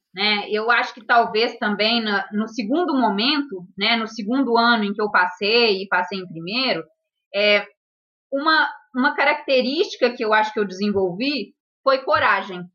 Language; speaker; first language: Portuguese; native; Portuguese